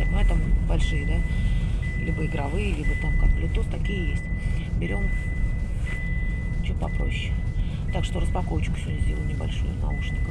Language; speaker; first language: Russian; native; Russian